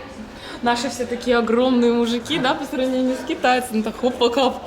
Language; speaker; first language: Russian; native; Russian